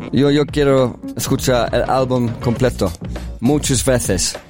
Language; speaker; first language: Spanish; non-native, learner; English